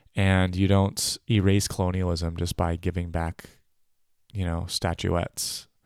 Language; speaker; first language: English; native; English